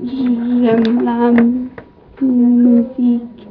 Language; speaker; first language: French; non-native, learner; English